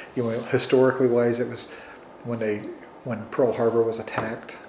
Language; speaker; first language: English; native; English